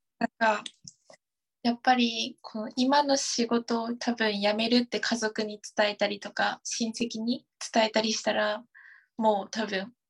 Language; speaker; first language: Japanese; native; Japanese